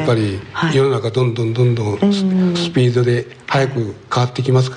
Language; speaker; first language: Japanese; native; Japanese